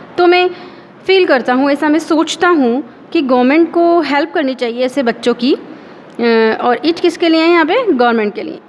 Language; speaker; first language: Hindi; native; Hindi